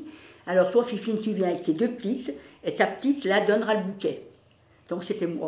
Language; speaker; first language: French; native; French